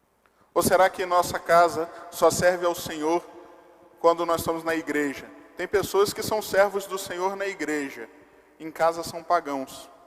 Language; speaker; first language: Portuguese; native; Portuguese